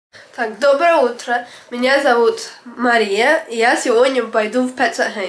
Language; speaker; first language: Russian; early bilingual, heritage; Russian